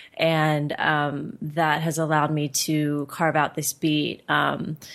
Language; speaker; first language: English; native; English